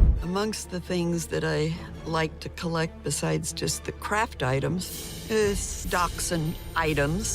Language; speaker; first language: English; native; English